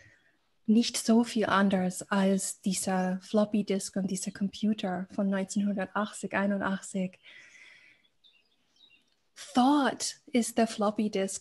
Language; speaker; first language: German; non-native, fluent; English